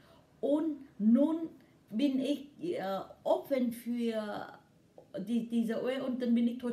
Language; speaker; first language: German; non-native, learner; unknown